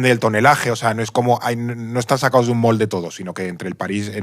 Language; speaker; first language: Spanish; native; Spanish